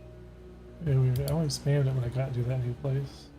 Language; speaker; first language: English; native; English